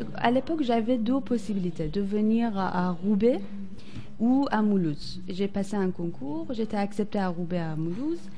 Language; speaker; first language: French; non-native, fluent; Persian